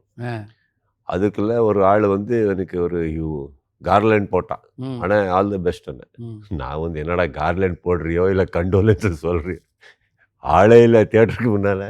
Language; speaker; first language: Tamil; non-native, learner; Kannada